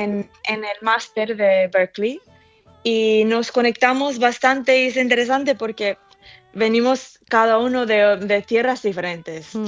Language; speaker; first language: Spanish; early bilingual, heritage; English